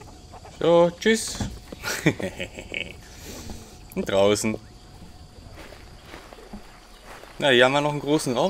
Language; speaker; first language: German; native; German